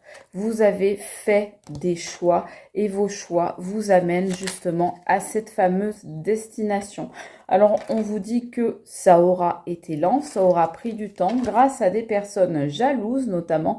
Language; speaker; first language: French; native; French